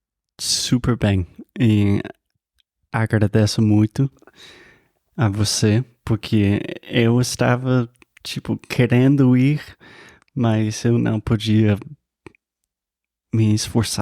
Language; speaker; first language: Portuguese; non-native, fluent; English